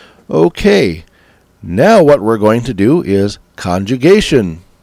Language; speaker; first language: English; native; English